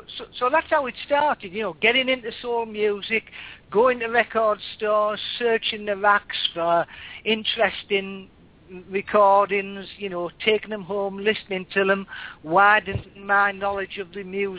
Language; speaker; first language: English; native; English